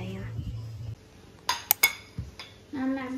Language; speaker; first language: Chinese; early bilingual, heritage; Chinese